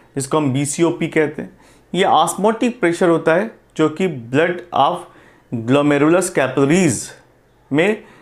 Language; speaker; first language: Hindi; non-native, local second language; Gujarati